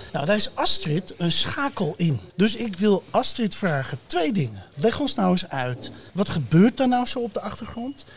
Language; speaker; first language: Dutch; native; Dutch